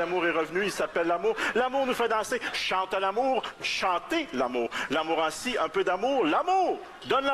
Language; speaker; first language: French; native; French